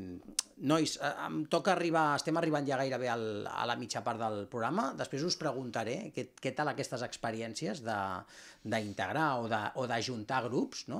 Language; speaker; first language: Catalan; native; Catalan